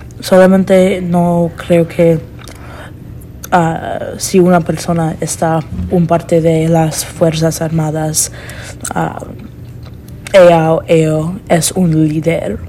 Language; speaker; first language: Spanish; non-native, learner; English